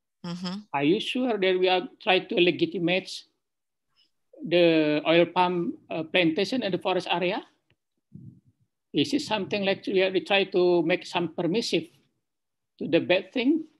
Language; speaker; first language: English; non-native, fluent; Indonesian